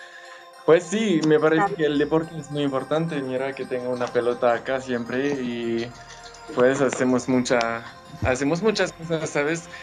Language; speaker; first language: Spanish; non-native, fluent; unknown